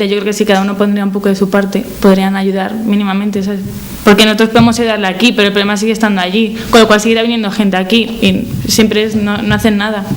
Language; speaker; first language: Spanish; native; Spanish